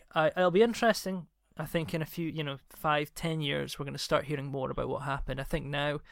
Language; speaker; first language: English; native; English